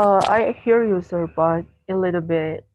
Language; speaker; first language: English; non-native, learner; Indonesian